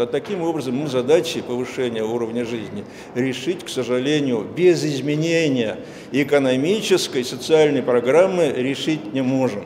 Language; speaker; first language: Russian; native; Russian